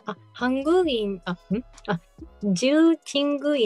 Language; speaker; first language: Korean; non-native, learner; Japanese